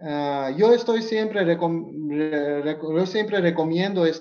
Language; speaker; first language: Spanish; non-native, fluent; Georgian